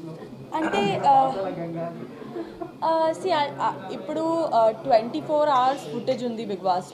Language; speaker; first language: Telugu; non-native, local second language; Gujarati